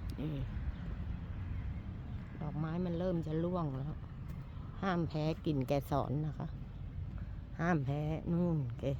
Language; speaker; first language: Thai; native; Thai